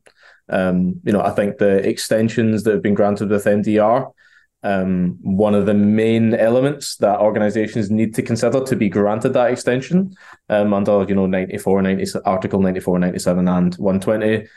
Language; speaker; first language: English; native; English